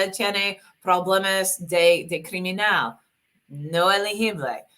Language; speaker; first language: Spanish; non-native, learner; English